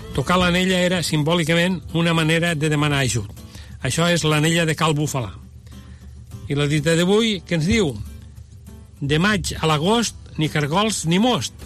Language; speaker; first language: Catalan; native; Catalan